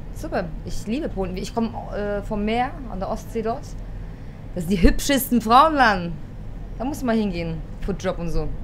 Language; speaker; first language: German; early bilingual, other home language; Polish